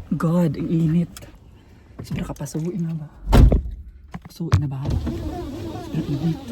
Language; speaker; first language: Filipino; non-native, local second language; Cebuano